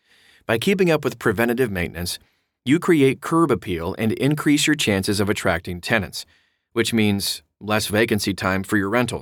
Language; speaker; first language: English; native; English